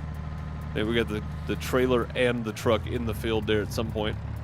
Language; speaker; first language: English; native; English